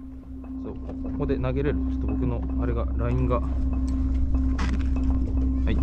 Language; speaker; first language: Japanese; native; Japanese